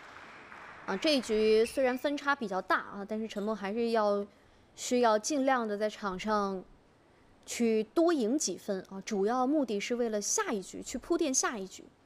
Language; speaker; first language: Chinese; native; Chinese